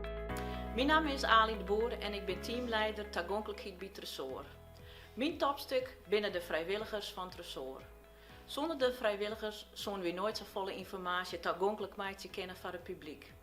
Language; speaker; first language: Dutch; non-native, local second language; Western Frisian